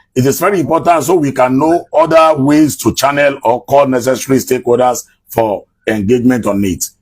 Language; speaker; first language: English; non-native, local second language; Yoruba